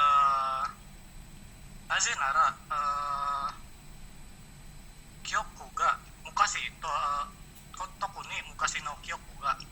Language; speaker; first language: Japanese; non-native, learner; Indonesian